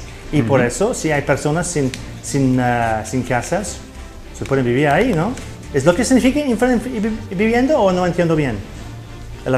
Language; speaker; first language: Spanish; non-native, fluent; English